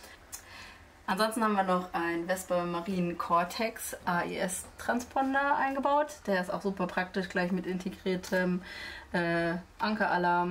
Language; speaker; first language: German; native; German